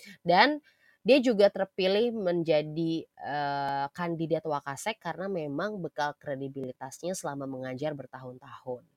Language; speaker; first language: Indonesian; native; Indonesian